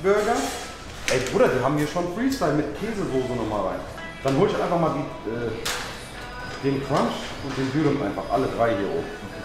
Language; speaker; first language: German; native; German